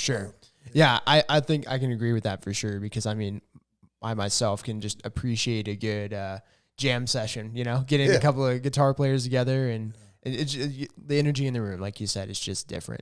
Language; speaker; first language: English; native; English